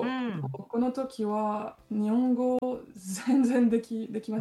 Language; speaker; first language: Japanese; non-native, learner; French